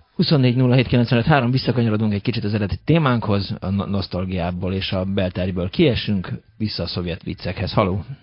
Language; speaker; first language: Hungarian; native; Hungarian